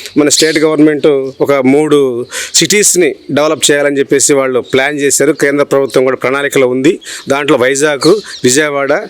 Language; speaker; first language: Telugu; native; Telugu